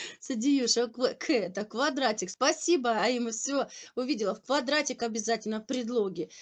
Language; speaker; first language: Russian; native; Russian